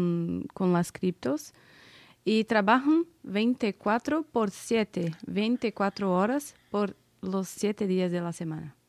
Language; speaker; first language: Spanish; non-native, fluent; Portuguese